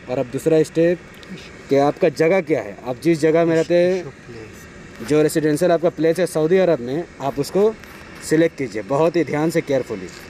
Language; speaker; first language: Hindi; native; Hindi